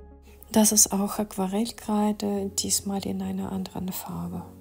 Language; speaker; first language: German; non-native, fluent; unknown